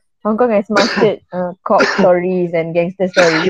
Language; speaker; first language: English; non-native, local second language; Malay